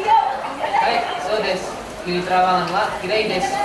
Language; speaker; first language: Japanese; non-native, learner; Indonesian